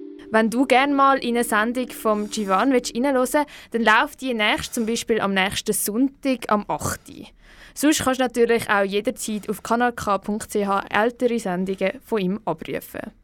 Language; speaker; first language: German; native; German